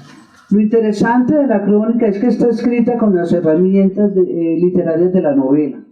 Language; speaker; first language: Spanish; native; Spanish